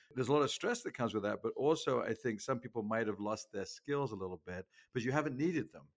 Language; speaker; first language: English; native; English